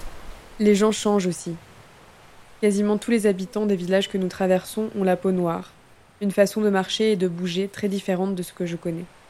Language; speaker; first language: French; native; French